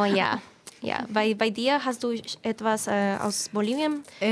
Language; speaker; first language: German; non-native, fluent; Spanish